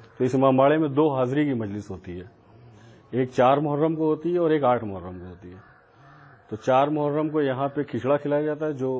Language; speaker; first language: Urdu; native; Urdu